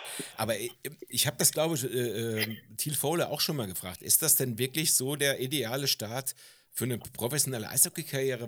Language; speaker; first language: German; native; German